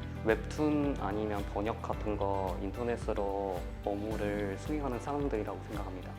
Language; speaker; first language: Korean; non-native, fluent; Chinese